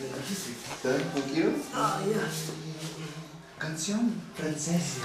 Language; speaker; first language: Spanish; non-native, learner; French